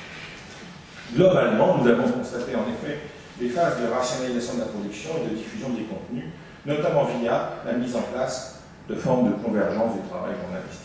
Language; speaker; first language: French; native; French